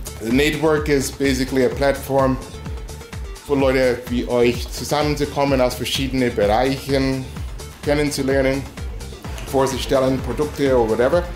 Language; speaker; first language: German; non-native, fluent; English